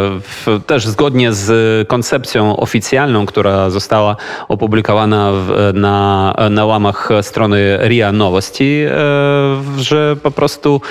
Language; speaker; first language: Polish; non-native, fluent; Ukrainian